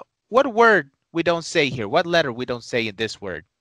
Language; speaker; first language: English; non-native, fluent; Spanish